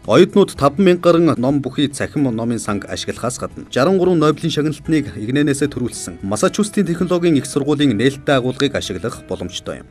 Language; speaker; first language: Mongolian; native; Mongolian